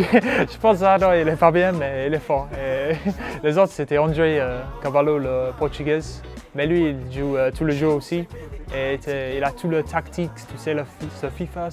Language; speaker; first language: French; non-native, learner; English